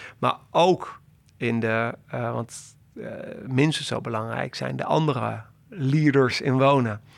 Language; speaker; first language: Dutch; native; Dutch